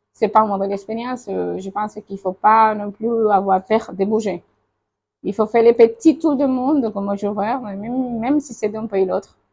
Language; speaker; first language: French; non-native, fluent; Spanish